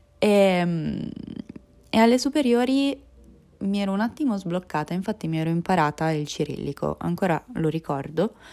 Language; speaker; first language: Italian; early bilingual, other home language; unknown